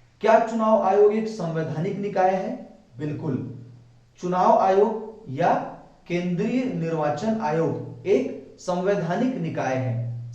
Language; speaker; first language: Hindi; native; Hindi